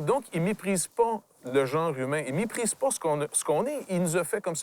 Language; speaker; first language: French; native; French